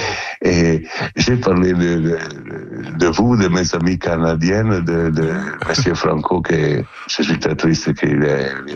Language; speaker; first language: French; non-native, learner; Italian